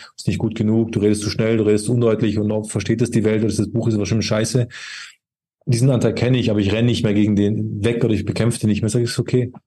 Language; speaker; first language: German; native; German